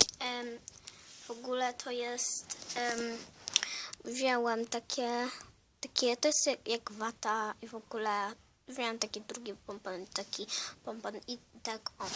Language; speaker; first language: Polish; early bilingual, heritage; Polish